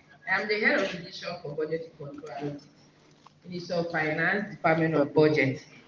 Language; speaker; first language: English; native; English